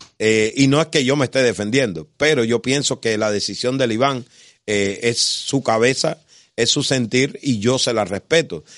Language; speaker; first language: Spanish; native; Spanish